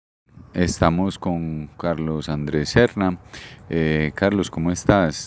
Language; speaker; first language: Spanish; native; Spanish